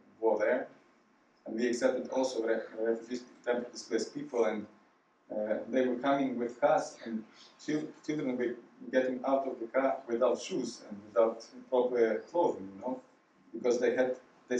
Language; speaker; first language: English; non-native, fluent; Ukrainian